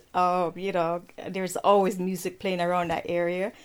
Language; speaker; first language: English; non-native, local second language; Jamaican Creole English